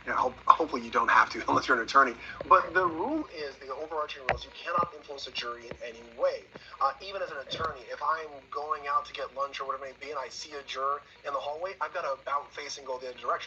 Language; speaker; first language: English; native; English